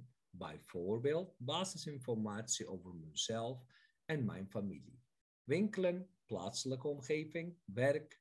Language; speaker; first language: Dutch; non-native, fluent; Turkish